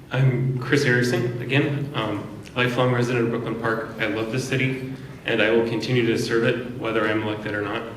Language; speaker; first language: English; native; English